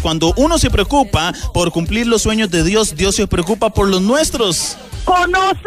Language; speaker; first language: Spanish; native; Spanish